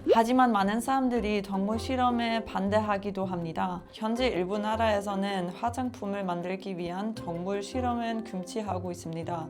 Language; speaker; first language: Korean; non-native, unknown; German